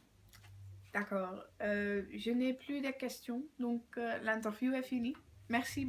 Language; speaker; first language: French; non-native, learner; Dutch